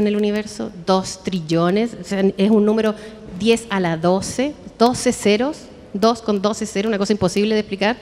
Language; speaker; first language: Spanish; native; Spanish